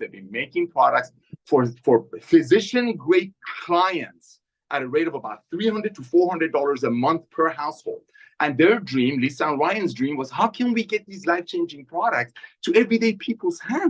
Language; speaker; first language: English; native; English